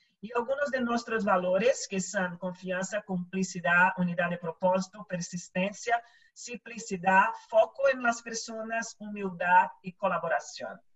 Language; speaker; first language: Portuguese; non-native, learner; Spanish